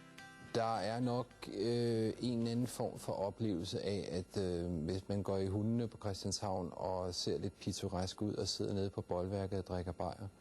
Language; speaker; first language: Danish; native; Danish